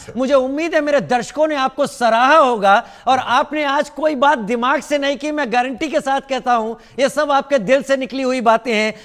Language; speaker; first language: Hindi; native; Hindi